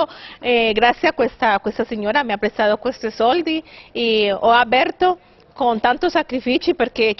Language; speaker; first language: Italian; non-native, fluent; Spanish